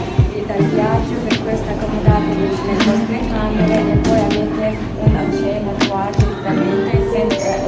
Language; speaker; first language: Italian; non-native, fluent; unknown